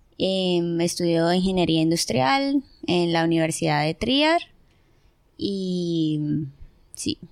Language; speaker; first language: Spanish; native; Spanish